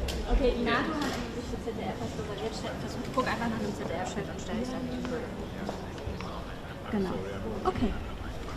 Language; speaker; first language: German; native; German